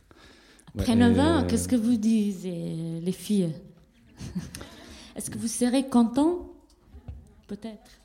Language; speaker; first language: French; non-native, learner; Italian